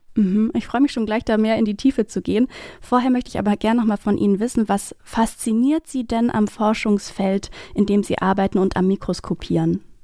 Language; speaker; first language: German; native; German